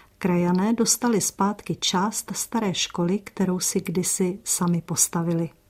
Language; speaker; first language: Czech; native; Czech